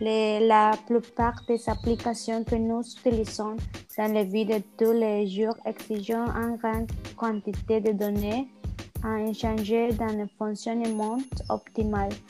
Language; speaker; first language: French; non-native, learner; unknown